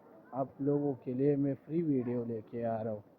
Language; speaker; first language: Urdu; non-native, local second language; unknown